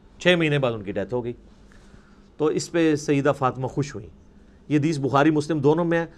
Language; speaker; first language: Urdu; non-native, local second language; Punjabi